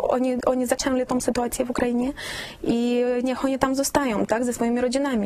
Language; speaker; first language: Polish; non-native, fluent; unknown